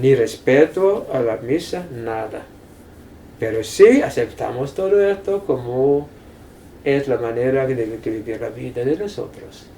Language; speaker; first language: Spanish; non-native, fluent; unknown